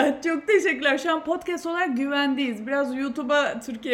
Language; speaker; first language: Turkish; native; Turkish